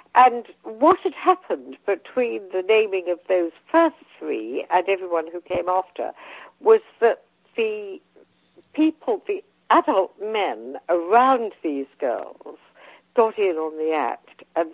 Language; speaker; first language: English; native; English